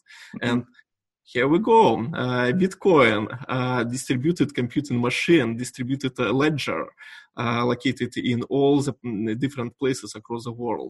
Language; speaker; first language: English; non-native, fluent; Russian